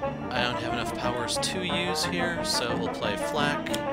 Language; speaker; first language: English; native; English